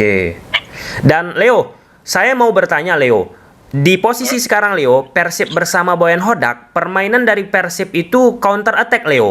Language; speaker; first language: Indonesian; native; Indonesian